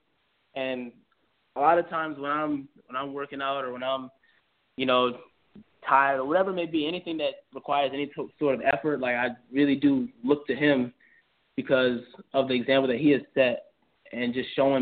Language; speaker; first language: English; native; English